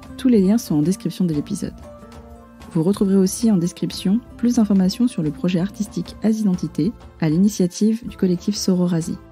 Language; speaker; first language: French; native; French